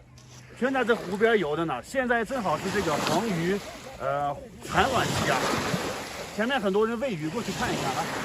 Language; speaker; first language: Chinese; native; Chinese